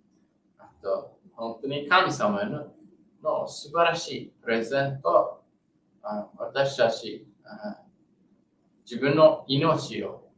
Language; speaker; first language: Japanese; non-native, fluent; English